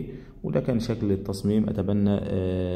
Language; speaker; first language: Arabic; native; Arabic